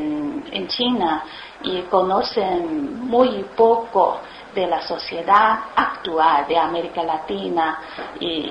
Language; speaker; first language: Spanish; non-native, learner; Chinese